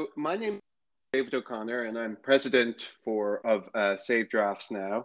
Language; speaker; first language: English; native; English